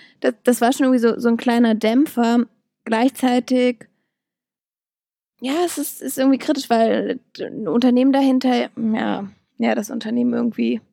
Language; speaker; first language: German; native; German